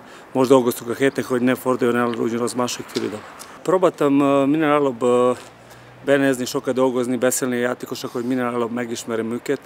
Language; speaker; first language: Hungarian; non-native, fluent; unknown